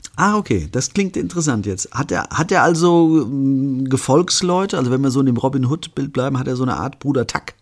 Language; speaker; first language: German; native; German